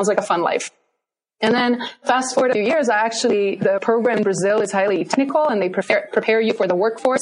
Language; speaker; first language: English; non-native, fluent; Portuguese